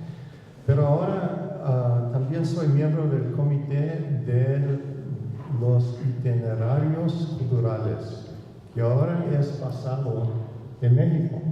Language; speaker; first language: Spanish; non-native, fluent; English